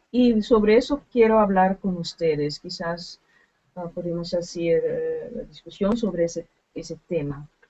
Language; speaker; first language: Spanish; non-native, learner; Dutch